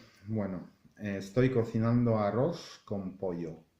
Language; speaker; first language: Spanish; non-native, fluent; Polish